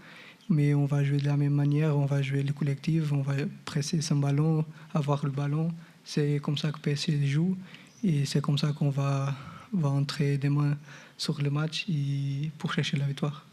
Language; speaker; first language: French; non-native, fluent; Portuguese